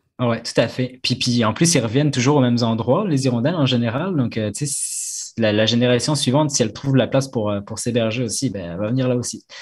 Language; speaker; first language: French; native; French